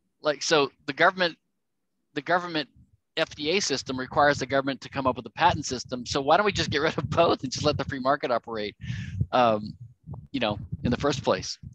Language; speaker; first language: English; native; English